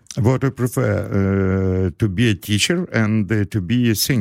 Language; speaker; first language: English; non-native, learner; Ukrainian